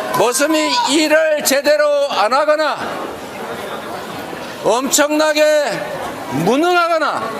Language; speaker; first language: Korean; native; Korean